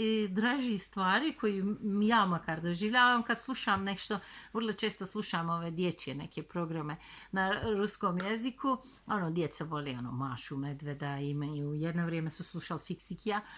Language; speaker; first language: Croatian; non-native, fluent; Turkish